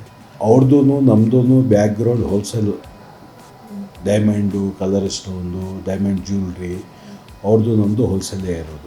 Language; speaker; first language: Kannada; non-native, local second language; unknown